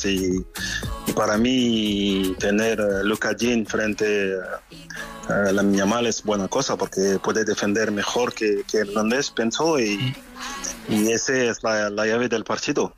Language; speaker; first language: Spanish; non-native, fluent; French